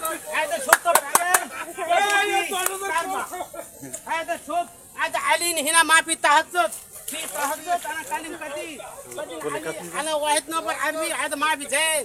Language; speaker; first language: Arabic; non-native, learner; Bangla